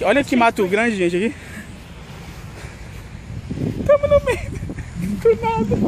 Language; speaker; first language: Portuguese; native; Portuguese